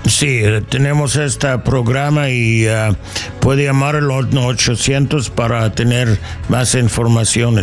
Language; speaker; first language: Spanish; non-native, learner; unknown